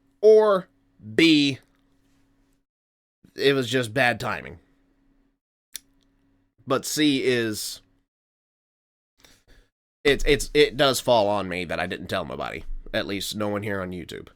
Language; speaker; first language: English; native; English